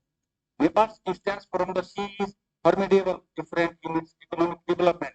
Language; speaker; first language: English; non-native, fluent; Nepali